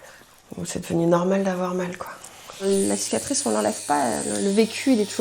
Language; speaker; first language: French; native; French